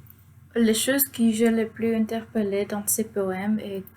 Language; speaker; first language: French; non-native, fluent; Spanish